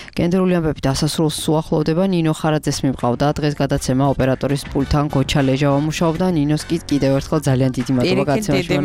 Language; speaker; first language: Georgian; native; Georgian